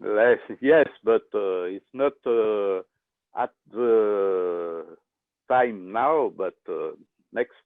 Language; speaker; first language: English; non-native, learner; French